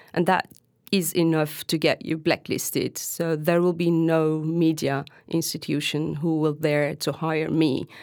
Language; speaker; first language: English; non-native, fluent; Turkish